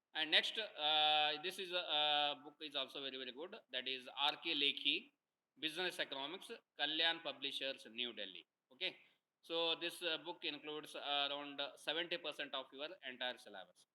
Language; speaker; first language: English; non-native, local second language; Kannada